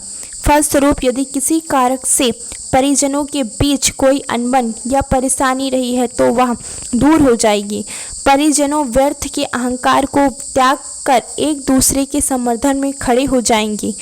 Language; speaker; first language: Hindi; native; Hindi